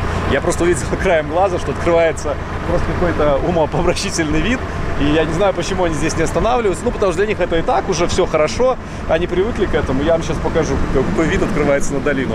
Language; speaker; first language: Russian; native; Russian